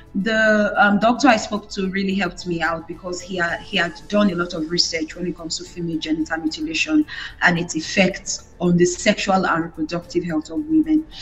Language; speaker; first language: English; non-native, local second language; Bini